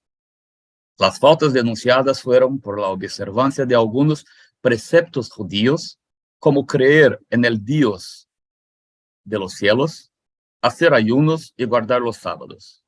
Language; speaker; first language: Spanish; non-native, fluent; Portuguese